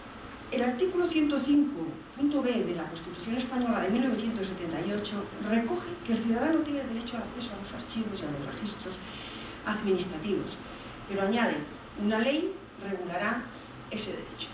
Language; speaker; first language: Spanish; native; Spanish